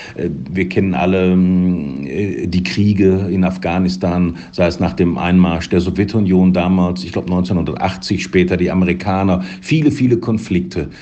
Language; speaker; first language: German; native; German